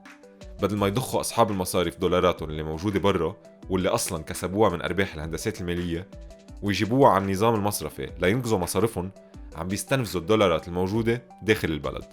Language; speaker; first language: Arabic; native; Arabic